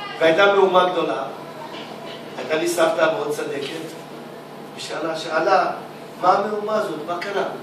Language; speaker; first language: Hebrew; early bilingual, other home language; Arabic